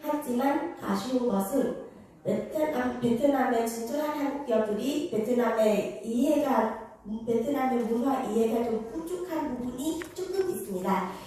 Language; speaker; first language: Korean; non-native, fluent; Vietnamese